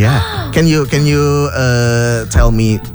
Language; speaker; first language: English; non-native, learner; Indonesian